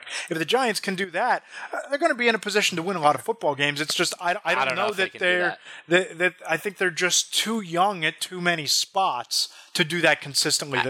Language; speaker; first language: English; native; English